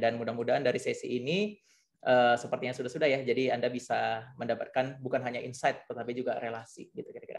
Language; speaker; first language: Indonesian; native; Indonesian